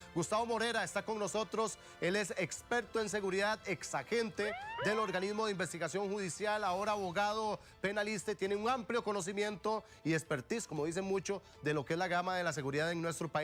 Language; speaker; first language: Spanish; native; Spanish